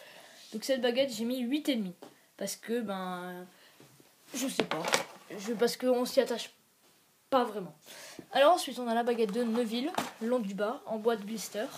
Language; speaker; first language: French; native; French